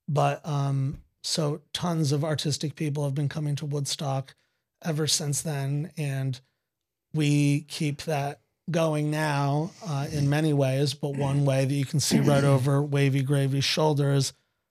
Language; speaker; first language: English; native; English